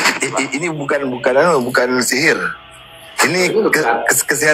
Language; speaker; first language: Malay; native; Malay